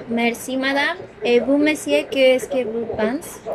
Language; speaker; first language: French; non-native, learner; Spanish